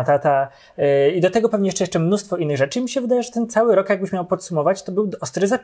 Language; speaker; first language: Polish; native; Polish